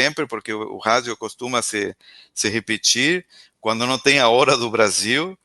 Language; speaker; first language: Portuguese; non-native, fluent; Spanish